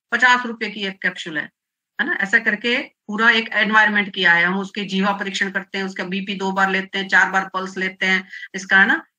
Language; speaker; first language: Hindi; non-native, local second language; Gujarati